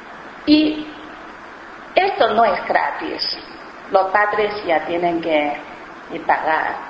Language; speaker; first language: Spanish; non-native, fluent; Chinese